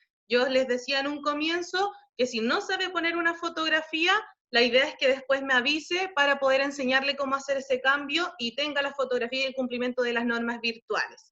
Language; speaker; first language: Spanish; native; Spanish